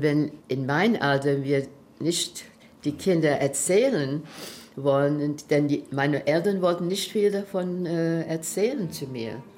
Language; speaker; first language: German; early bilingual, heritage; German